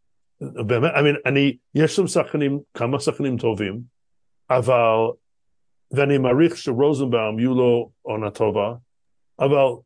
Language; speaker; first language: Hebrew; non-native, fluent; English